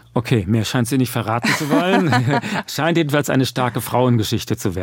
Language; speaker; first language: German; native; German